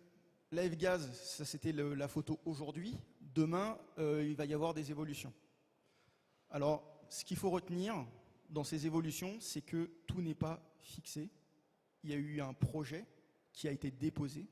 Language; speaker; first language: French; native; French